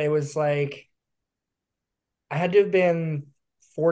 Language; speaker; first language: English; native; English